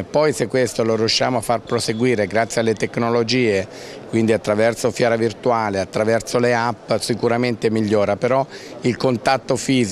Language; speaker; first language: Italian; native; Italian